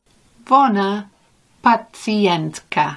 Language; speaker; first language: Ukrainian; non-native, learner; English